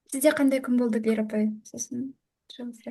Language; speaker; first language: Kazakh; native; Kazakh